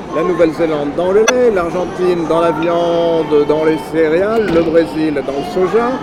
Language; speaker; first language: French; native; French